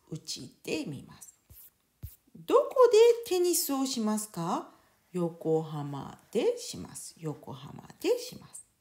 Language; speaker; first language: Japanese; non-native, fluent; French